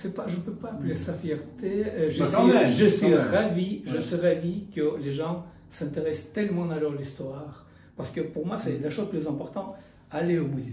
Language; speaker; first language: French; non-native, fluent; Russian